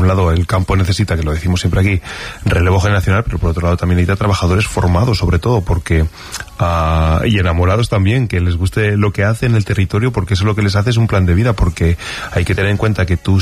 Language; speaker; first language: Spanish; native; Spanish